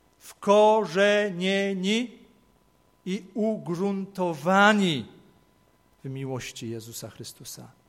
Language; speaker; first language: Polish; native; Polish